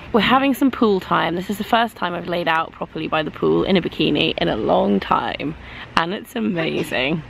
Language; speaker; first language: English; native; English